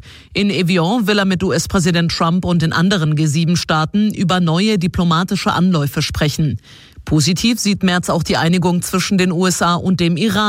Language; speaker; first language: German; native; German